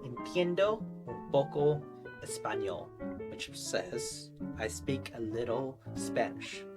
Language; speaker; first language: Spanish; non-native, learner; English